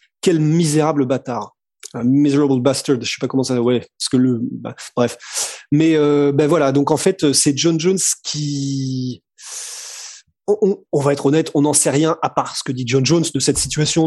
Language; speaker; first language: French; native; French